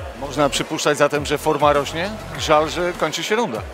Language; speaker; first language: Polish; native; Polish